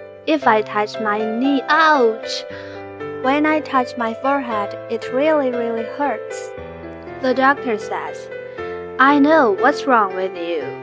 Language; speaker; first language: English; non-native, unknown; Chinese